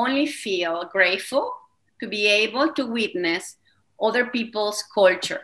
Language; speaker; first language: English; non-native, fluent; Spanish